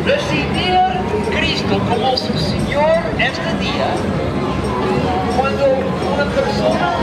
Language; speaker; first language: Spanish; non-native, learner; English